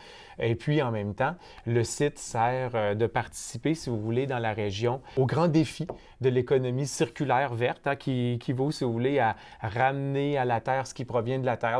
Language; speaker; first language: French; native; French